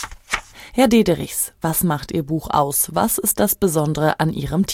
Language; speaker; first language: German; native; German